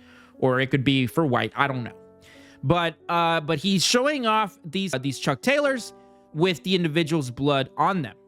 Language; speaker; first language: English; native; English